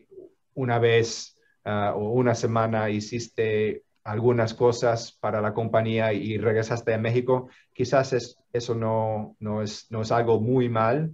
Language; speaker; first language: Spanish; non-native, fluent; English